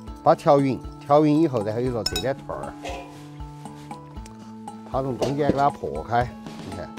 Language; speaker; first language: Chinese; native; Chinese